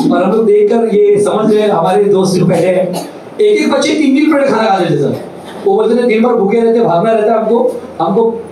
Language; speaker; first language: Hindi; native; Hindi